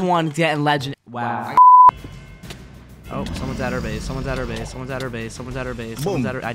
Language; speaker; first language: English; native; English